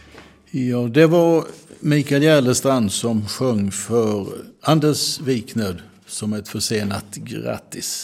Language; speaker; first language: Swedish; native; Swedish